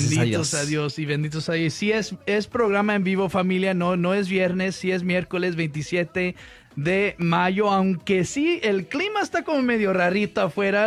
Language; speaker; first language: Spanish; early bilingual, heritage; Spanish